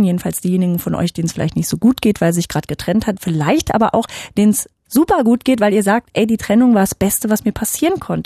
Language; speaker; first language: German; native; German